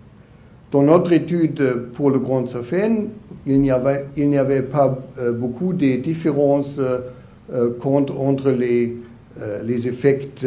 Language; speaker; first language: French; non-native, learner; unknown